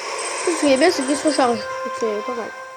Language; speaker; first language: French; native; French